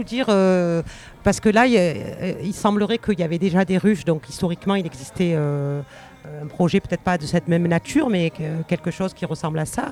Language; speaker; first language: French; native; French